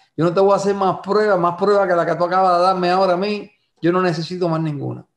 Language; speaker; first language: Spanish; native; Spanish